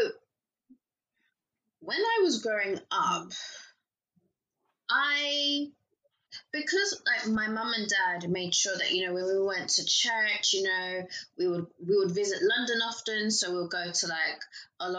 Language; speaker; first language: English; native; English